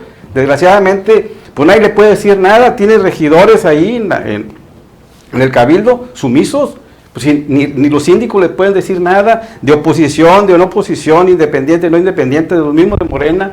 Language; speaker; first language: Spanish; native; Spanish